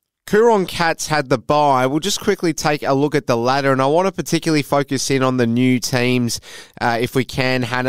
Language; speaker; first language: English; native; English